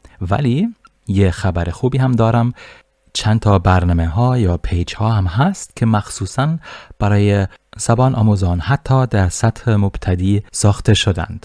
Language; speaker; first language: Persian; non-native, fluent; German